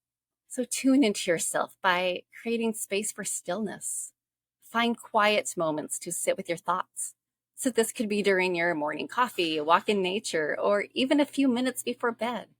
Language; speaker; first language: English; native; English